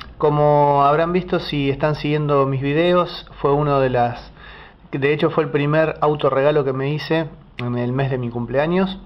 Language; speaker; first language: Spanish; native; Spanish